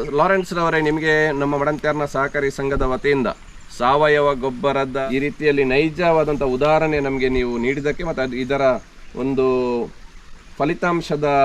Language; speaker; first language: Kannada; native; Kannada